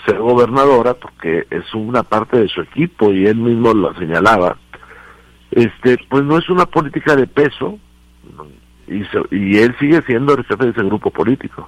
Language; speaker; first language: Spanish; native; Spanish